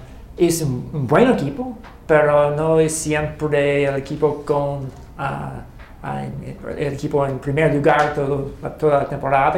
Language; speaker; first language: Spanish; non-native, learner; English